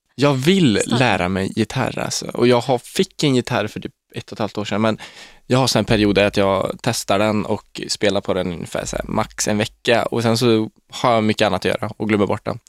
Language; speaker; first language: Swedish; native; Swedish